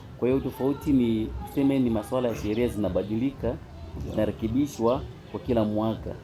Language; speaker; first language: Swahili; native; Swahili